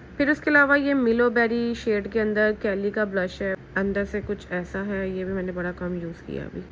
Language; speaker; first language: Urdu; native; Urdu